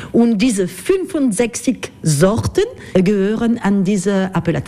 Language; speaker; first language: German; non-native, learner; French